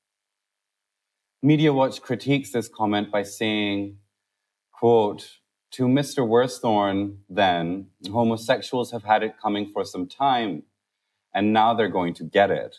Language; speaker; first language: English; non-native, local second language; Urdu